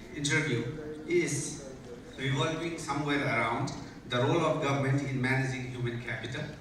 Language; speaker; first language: English; non-native, local second language; Nepali